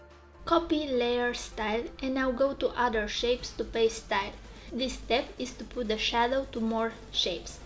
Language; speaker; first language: English; non-native, fluent; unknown